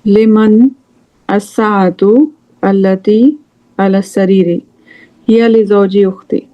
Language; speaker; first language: Arabic; non-native, fluent; English